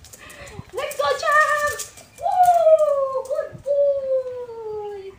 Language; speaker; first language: English; non-native, local second language; Filipino